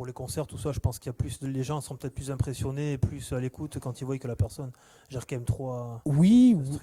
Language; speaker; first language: French; native; French